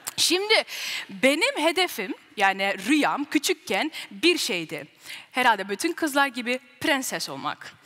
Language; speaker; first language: Turkish; early bilingual, heritage; Turkish